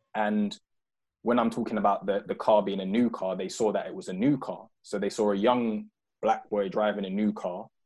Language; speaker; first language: English; native; English